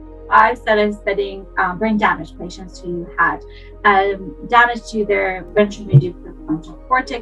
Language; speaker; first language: English; non-native, fluent; Persian